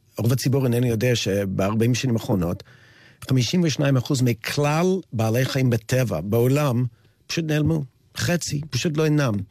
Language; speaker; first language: Hebrew; non-native, fluent; English